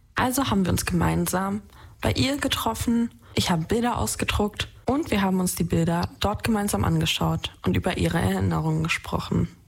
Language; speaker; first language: German; native; German